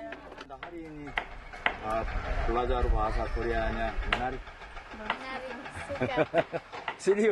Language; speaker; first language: Indonesian; non-native, fluent; Korean